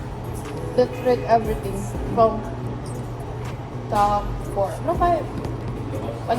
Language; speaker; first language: English; non-native, local second language; Filipino